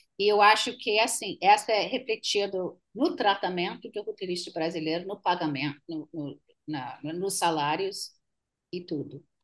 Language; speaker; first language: Portuguese; non-native, fluent; English